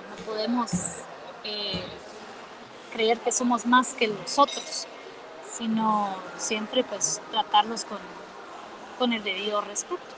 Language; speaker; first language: Spanish; native; Spanish